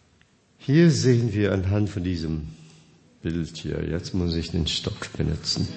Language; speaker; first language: German; non-native, fluent; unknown